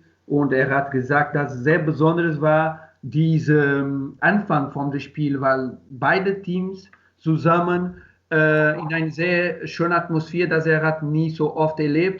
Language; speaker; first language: German; non-native, learner; Portuguese